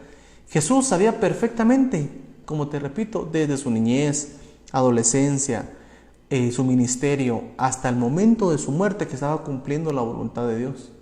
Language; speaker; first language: Spanish; native; Spanish